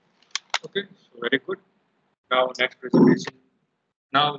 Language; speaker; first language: English; non-native, local second language; Gujarati